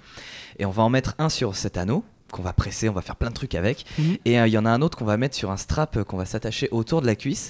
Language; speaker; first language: French; native; French